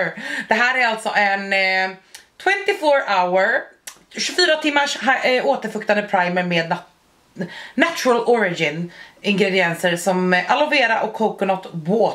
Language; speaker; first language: Swedish; native; Swedish